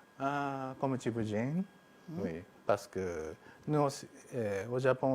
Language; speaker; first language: French; non-native, fluent; Japanese